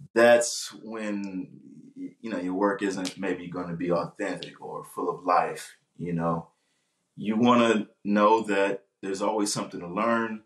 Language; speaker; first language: English; native; English